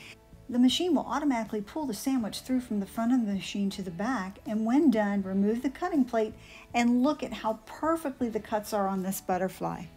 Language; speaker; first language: English; native; English